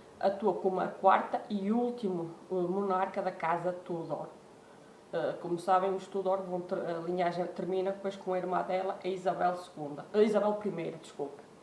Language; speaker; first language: Portuguese; native; Portuguese